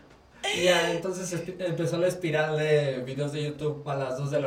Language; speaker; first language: Spanish; native; Spanish